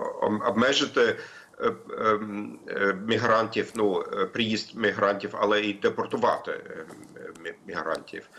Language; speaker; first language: Ukrainian; non-native, fluent; German